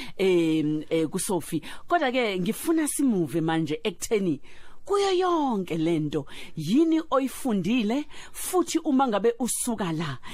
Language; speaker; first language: Zulu; native; Zulu